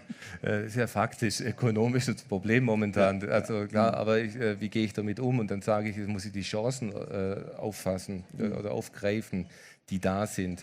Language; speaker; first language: German; native; German